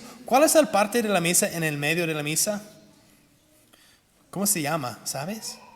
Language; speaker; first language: Spanish; non-native, fluent; English